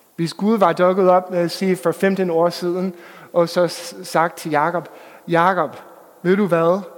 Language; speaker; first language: Danish; non-native, fluent; English